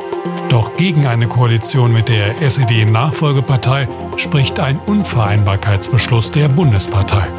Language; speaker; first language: German; native; German